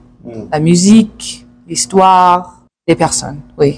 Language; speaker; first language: French; non-native, learner; English